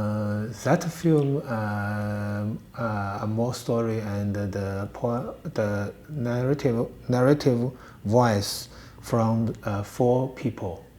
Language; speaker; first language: English; non-native, learner; Chinese